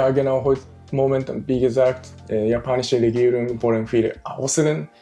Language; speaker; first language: German; non-native, learner; Japanese